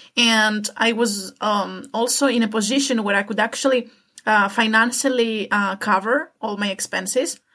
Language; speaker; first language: English; non-native, fluent; Greek